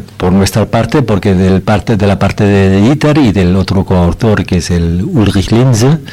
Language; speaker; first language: Spanish; non-native, fluent; German